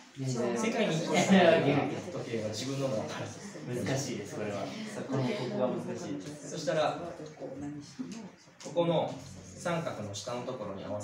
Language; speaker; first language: Japanese; native; Japanese